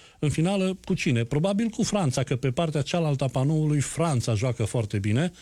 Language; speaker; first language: Romanian; native; Romanian